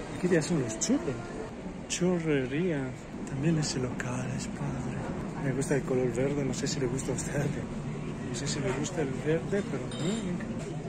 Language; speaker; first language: Spanish; non-native, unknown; Italian